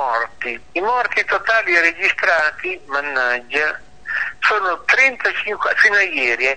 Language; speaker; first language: Italian; native; Italian